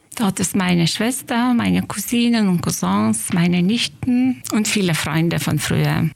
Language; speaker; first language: German; non-native, fluent; Lithuanian